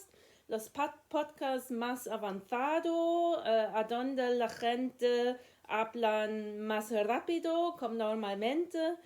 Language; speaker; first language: Spanish; non-native, learner; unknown